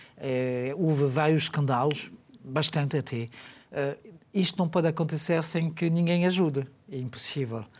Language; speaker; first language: Portuguese; non-native, fluent; French